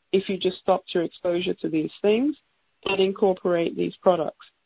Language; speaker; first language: English; native; English